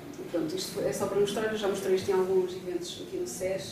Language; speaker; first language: Portuguese; native; Portuguese